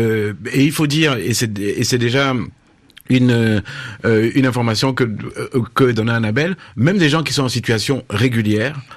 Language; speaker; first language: French; native; French